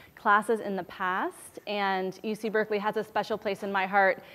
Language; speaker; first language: English; native; English